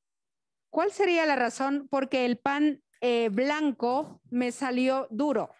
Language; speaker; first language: Spanish; native; Spanish